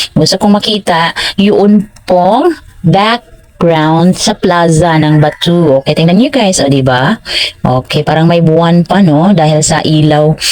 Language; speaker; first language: Filipino; non-native, local second language; Cebuano